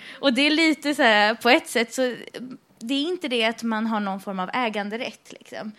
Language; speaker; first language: Swedish; early bilingual, other home language; Persian